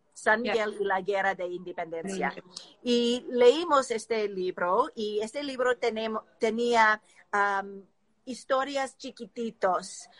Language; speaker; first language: Spanish; non-native, learner; English